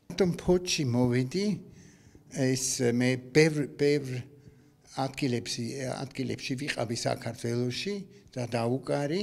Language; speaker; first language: Georgian; non-native, learner; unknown